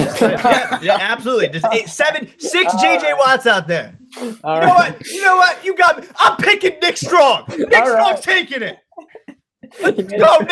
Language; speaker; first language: English; native; English